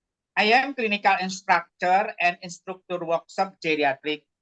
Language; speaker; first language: English; non-native, learner; Indonesian